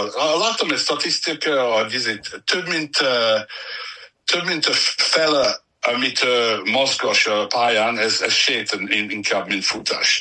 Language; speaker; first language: Hungarian; non-native, learner; English